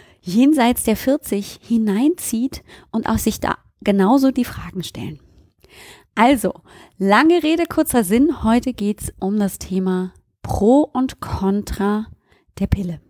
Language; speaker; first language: German; native; German